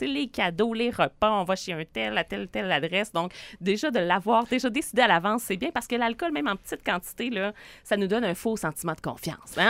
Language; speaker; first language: French; native; French